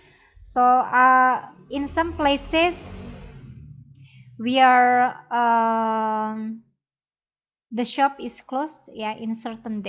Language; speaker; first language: English; non-native, fluent; Indonesian